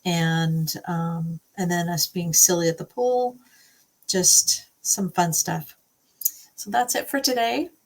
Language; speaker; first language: English; native; English